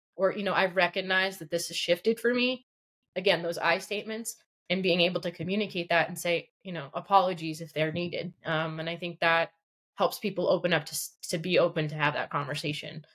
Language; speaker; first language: English; early bilingual, other home language; Russian